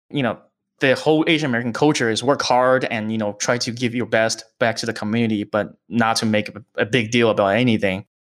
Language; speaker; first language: English; early bilingual, other home language; Chinese